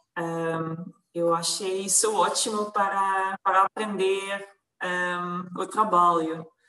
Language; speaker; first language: Portuguese; non-native, fluent; Dutch